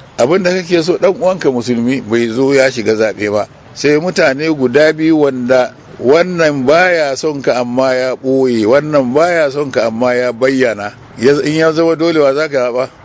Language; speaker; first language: Hausa; native; Hausa